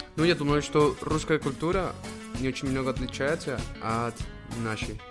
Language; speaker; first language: Russian; non-native, learner; Spanish